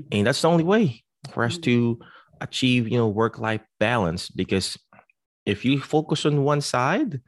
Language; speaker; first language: English; non-native, local second language; Filipino